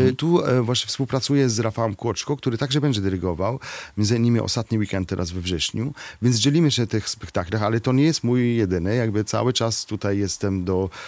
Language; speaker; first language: Polish; non-native, fluent; Arabic